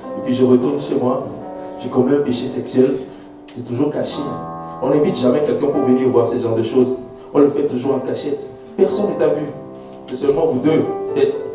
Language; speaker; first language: French; non-native, local second language; Haitian Creole